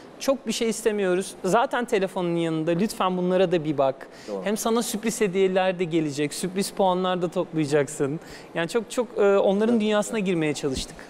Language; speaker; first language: Turkish; native; Turkish